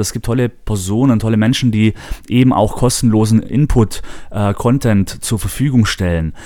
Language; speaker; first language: German; native; German